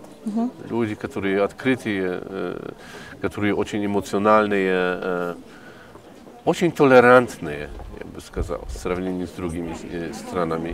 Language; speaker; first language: Russian; non-native, fluent; Polish